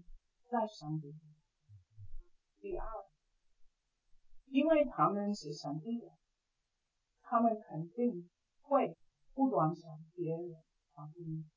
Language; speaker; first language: Chinese; non-native, fluent; English